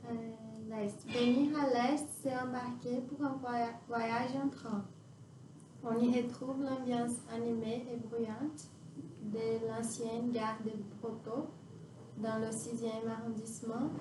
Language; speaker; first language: French; non-native, fluent; Portuguese